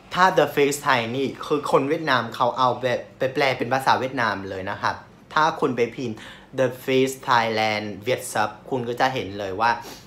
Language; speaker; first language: Thai; non-native, fluent; Vietnamese